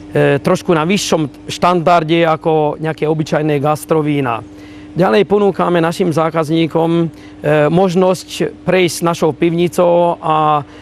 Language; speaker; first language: Slovak; native; Slovak